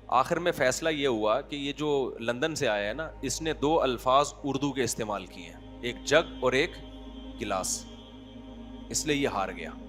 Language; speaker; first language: Urdu; native; Urdu